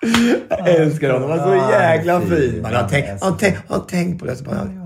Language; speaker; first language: Swedish; native; Swedish